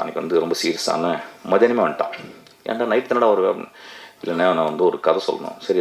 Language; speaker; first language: Tamil; native; Tamil